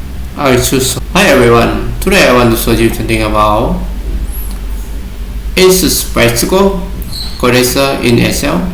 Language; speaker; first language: English; non-native, learner; Vietnamese